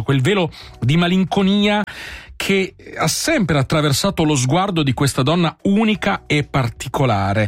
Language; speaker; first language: Italian; native; Italian